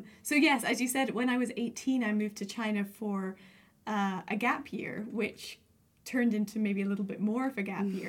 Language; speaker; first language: English; native; English